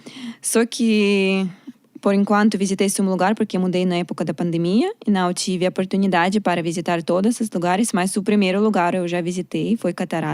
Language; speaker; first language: Portuguese; non-native, learner; Russian